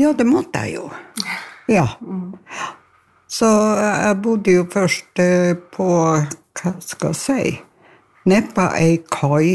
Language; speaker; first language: Norwegian; native; Norwegian